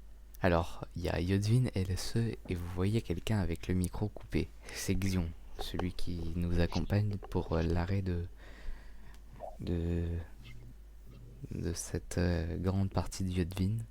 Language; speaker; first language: French; native; French